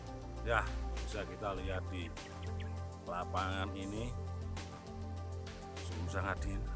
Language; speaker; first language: Indonesian; non-native, local second language; Javanese